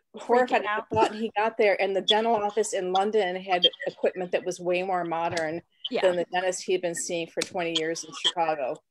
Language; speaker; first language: English; native; English